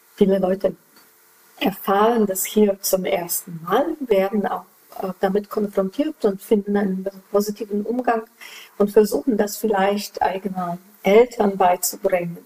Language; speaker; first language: German; non-native, fluent; Polish